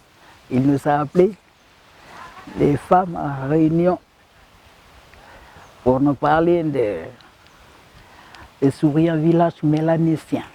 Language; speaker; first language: French; non-native, local second language; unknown